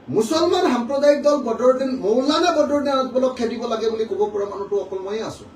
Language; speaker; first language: Assamese; native; Assamese